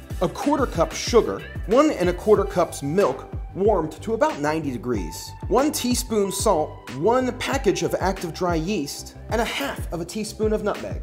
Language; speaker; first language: English; native; English